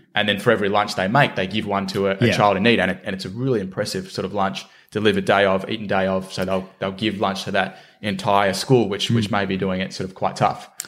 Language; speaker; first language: English; native; English